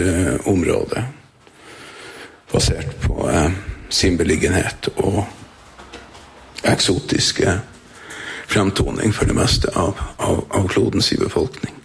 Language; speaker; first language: Norwegian; native; Norwegian